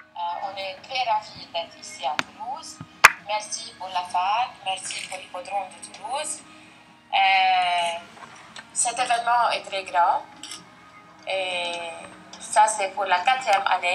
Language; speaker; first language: French; non-native, fluent; Arabic